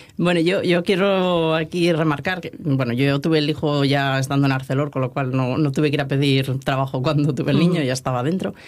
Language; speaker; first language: Spanish; native; Spanish